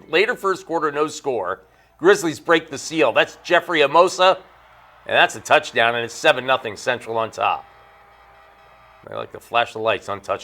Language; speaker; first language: English; native; English